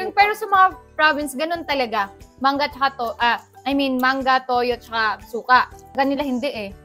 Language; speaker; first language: Filipino; non-native, local second language; Cebuano